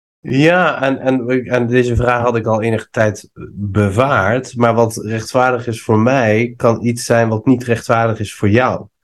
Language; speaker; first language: Dutch; non-native, fluent; Persian